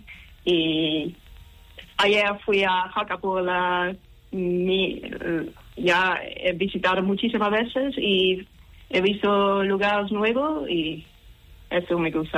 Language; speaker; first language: Spanish; non-native, learner; Dutch